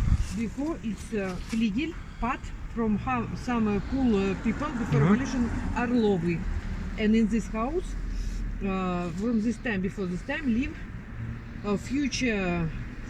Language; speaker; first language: English; non-native, learner; Russian